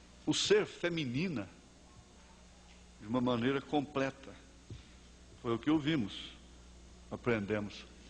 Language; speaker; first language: Portuguese; native; Portuguese